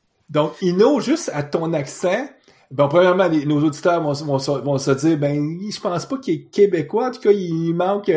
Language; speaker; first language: French; native; French